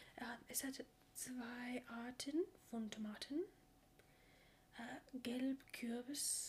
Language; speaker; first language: German; non-native, learner; English